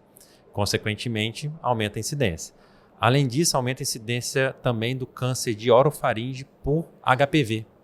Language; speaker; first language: Portuguese; native; Portuguese